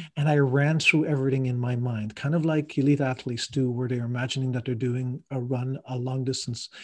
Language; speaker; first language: English; native; English